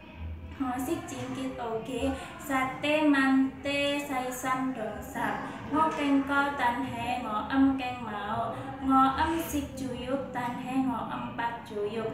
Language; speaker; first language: Cantonese; non-native, learner; Indonesian